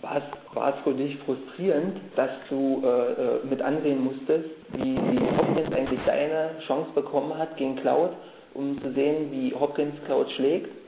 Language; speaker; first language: German; native; German